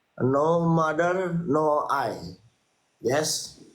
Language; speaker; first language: English; non-native, learner; Sundanese